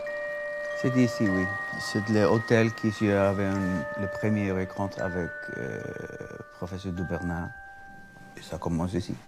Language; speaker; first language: French; non-native, learner; Icelandic